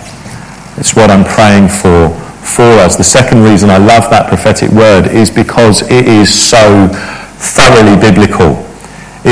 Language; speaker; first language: English; native; English